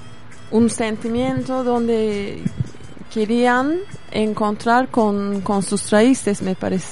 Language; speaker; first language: Spanish; non-native, fluent; Kurdish